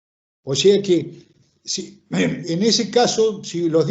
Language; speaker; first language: Spanish; native; Spanish